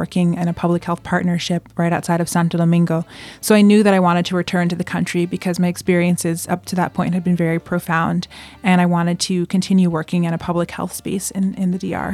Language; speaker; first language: English; native; English